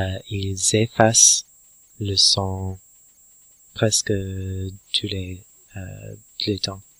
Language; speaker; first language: French; non-native, learner; English